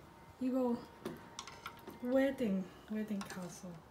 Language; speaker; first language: Korean; non-native, learner; Chinese